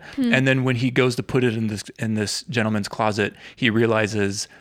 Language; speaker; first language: English; native; English